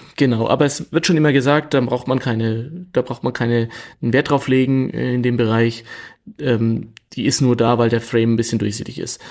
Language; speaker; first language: German; native; German